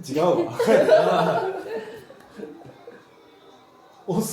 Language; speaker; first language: Japanese; native; Japanese